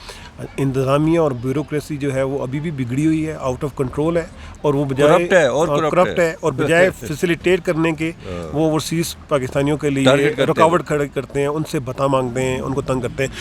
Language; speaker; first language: Urdu; native; Urdu